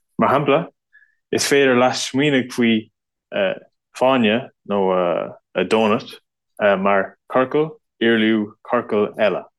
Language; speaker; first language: Irish; non-native, local second language; English